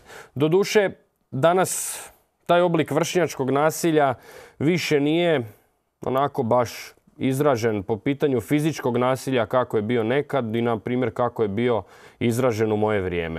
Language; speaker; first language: Serbian; native; Serbian